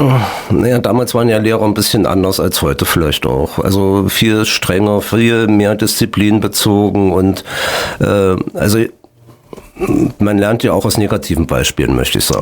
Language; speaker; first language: German; native; German